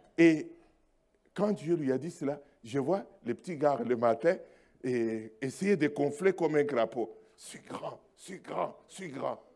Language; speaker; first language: French; non-native, local second language; Luba-Lulua